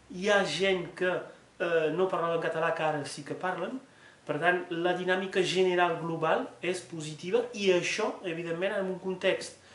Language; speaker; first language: Catalan; non-native, local second language; French